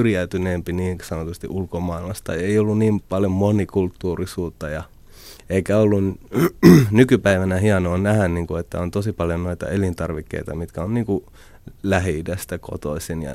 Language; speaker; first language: Finnish; early bilingual, other home language; Arabic